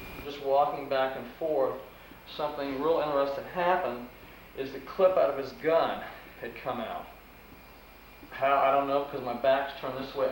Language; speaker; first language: English; native; English